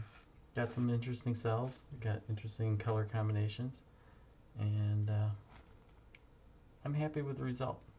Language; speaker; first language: English; native; English